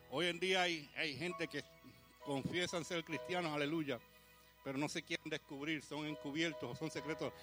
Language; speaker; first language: Spanish; early bilingual, heritage; Spanish